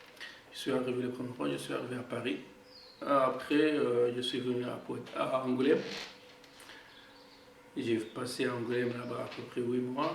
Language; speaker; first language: French; non-native, fluent; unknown